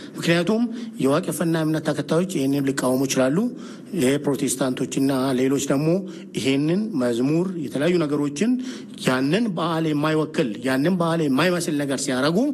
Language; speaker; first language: Amharic; non-native, local second language; Oromo